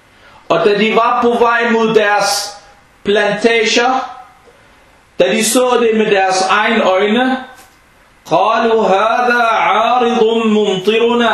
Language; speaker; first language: Danish; non-native, fluent; Arabic